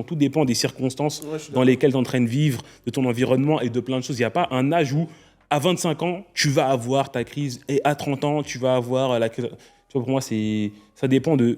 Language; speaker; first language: French; native; French